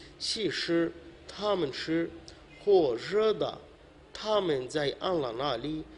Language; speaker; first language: Chinese; non-native, learner; Arabic